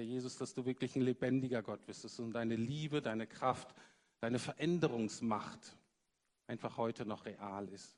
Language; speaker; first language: German; native; German